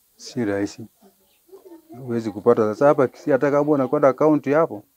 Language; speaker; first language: Swahili; non-native, local second language; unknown